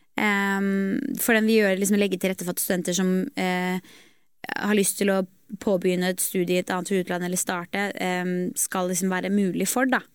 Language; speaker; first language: Norwegian; native; Norwegian